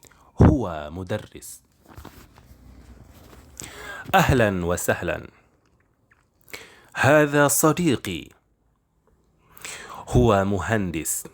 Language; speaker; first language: Arabic; non-native, fluent; Indonesian